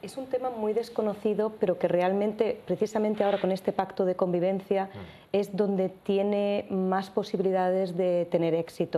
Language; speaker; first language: Spanish; native; Spanish